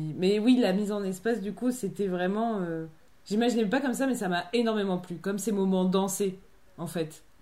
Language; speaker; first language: French; native; French